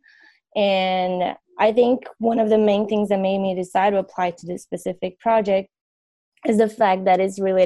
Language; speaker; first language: English; non-native, fluent; Portuguese